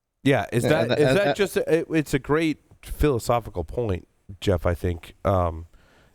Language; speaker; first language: English; native; English